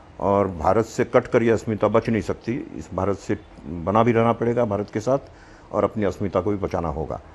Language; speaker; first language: Hindi; non-native, local second language; Marwari